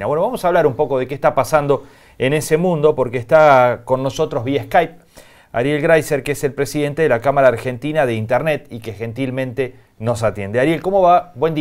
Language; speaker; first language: Spanish; native; Spanish